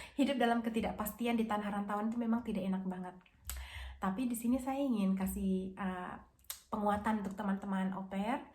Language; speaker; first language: Indonesian; native; Indonesian